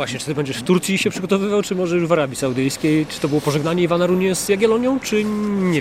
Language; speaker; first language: Polish; native; Polish